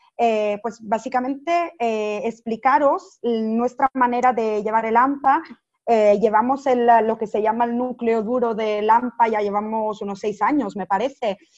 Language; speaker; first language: Spanish; non-native, fluent; Italian